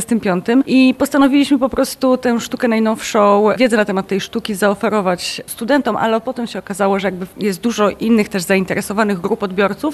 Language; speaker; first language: Polish; native; Polish